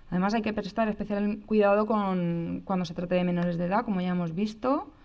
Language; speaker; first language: Spanish; native; Spanish